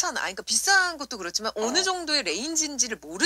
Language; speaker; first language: Korean; native; Korean